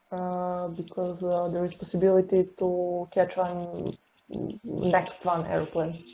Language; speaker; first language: English; non-native, learner; Serbian